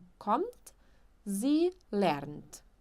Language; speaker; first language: German; non-native, fluent; Portuguese